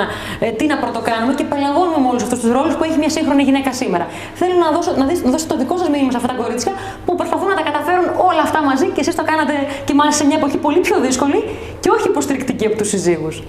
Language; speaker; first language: Greek; native; Greek